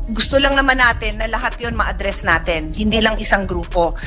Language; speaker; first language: Filipino; native; Filipino